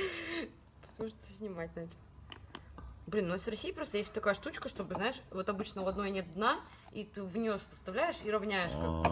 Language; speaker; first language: Russian; native; Russian